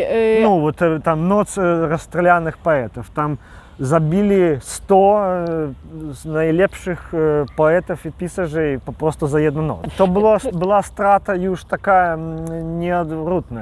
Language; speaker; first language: Polish; non-native, local second language; Belarusian